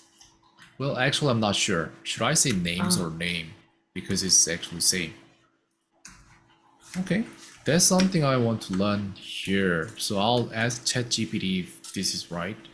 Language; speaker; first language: English; non-native, fluent; Korean